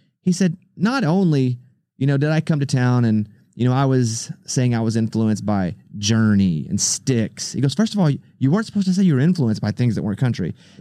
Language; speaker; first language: English; native; English